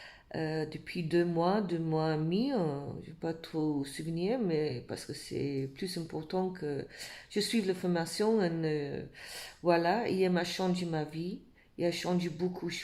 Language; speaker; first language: French; non-native, fluent; English